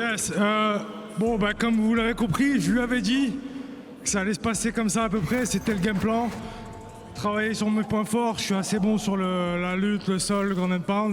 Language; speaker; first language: French; native; French